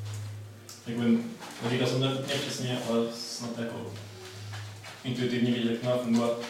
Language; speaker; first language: Czech; native; Czech